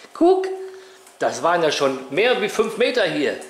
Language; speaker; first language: German; native; German